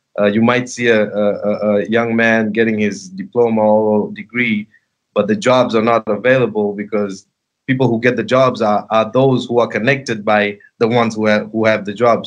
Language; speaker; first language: English; non-native, local second language; Sinhala